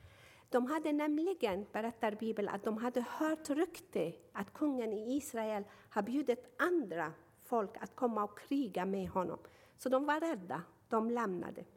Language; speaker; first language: Swedish; non-native, fluent; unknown